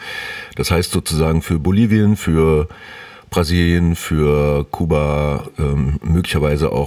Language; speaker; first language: German; native; German